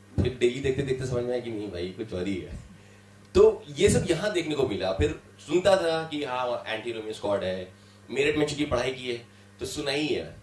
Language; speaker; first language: Hindi; native; Hindi